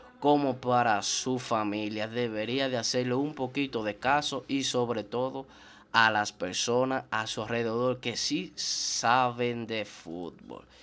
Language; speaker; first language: Spanish; native; Spanish